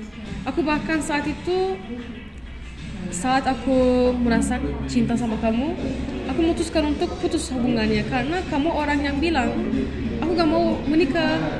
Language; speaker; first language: Indonesian; non-native, fluent; Turkish